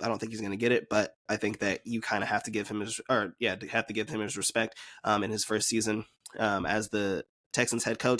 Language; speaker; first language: English; native; English